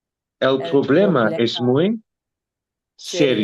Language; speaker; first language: Spanish; non-native, learner; English